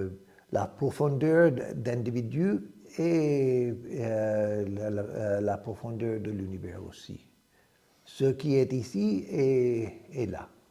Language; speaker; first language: French; non-native, fluent; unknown